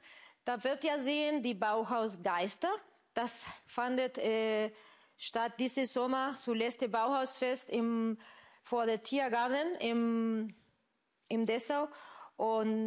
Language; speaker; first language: German; non-native, fluent; Spanish